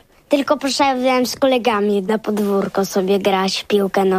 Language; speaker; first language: Polish; early bilingual, other home language; Ukrainian